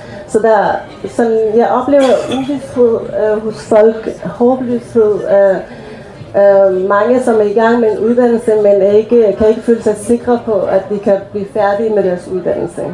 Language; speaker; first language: Danish; early bilingual, other home language; Persian